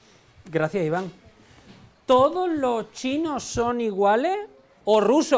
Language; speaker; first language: Spanish; native; Spanish